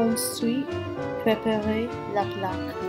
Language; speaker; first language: French; non-native, learner; English